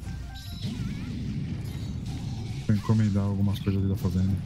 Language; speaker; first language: Portuguese; native; Portuguese